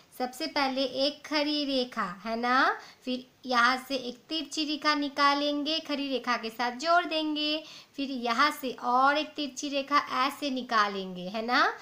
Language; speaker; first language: Hindi; non-native, local second language; Bangla